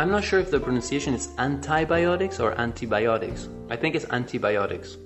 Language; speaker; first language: English; non-native, fluent; Spanish